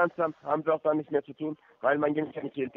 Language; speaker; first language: German; non-native, fluent; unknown